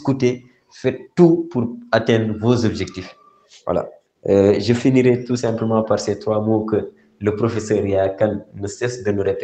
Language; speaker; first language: French; non-native, local second language; Wolof